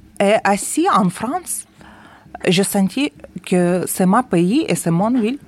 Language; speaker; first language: French; non-native, learner; Ukrainian